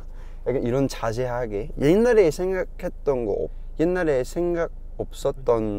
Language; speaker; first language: Korean; non-native, fluent; Cantonese